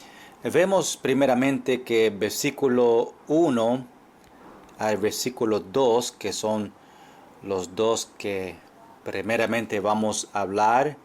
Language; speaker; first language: Spanish; non-native, fluent; English